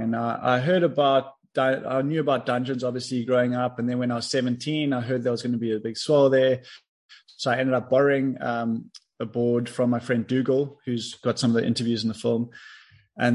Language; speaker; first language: English; native; English